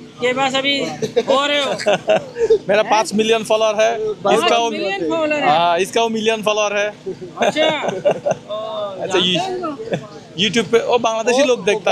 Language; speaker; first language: Hindi; non-native, learner; Bangla